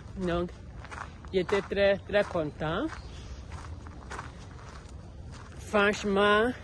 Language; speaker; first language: French; non-native, learner; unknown